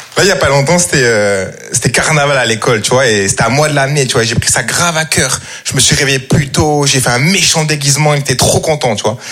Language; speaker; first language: French; native; French